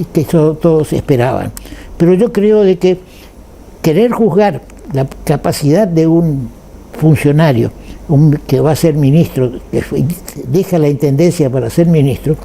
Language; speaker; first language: Spanish; native; Spanish